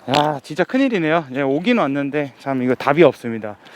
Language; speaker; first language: Korean; native; Korean